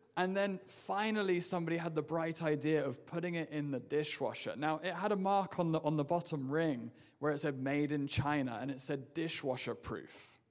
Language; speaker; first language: English; native; English